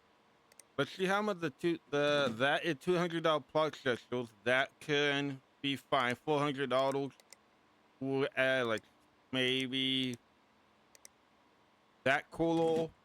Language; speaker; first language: English; native; English